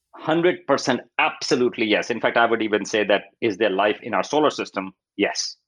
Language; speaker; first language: English; non-native, local second language; Urdu